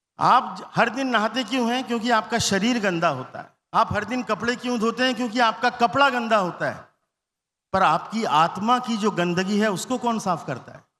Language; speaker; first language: Hindi; non-native, local second language; Bangla